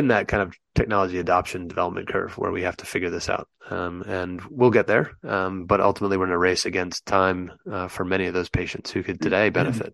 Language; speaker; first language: English; native; English